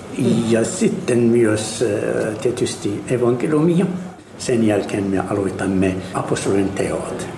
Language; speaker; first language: Finnish; non-native, fluent; Arabic